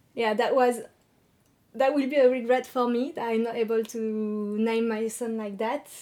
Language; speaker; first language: English; non-native, fluent; French